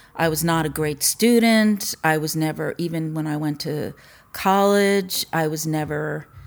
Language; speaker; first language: English; native; English